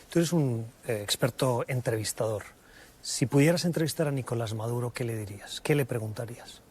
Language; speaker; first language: Spanish; native; Spanish